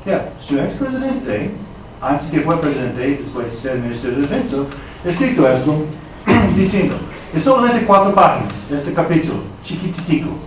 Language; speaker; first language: Spanish; non-native, fluent; English